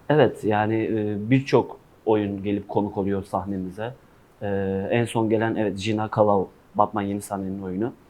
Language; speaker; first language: Turkish; non-native, local second language; Kurdish